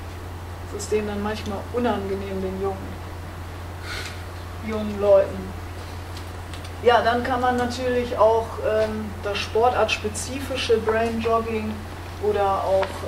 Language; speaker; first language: German; native; German